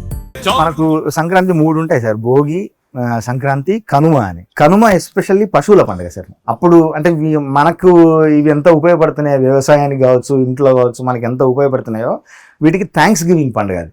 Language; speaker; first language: Telugu; native; Telugu